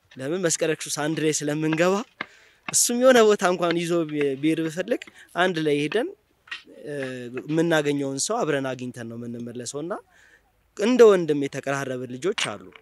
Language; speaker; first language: Amharic; native; Amharic